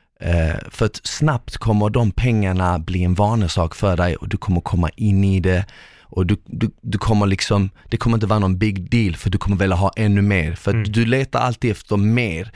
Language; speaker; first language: Swedish; early bilingual, other home language; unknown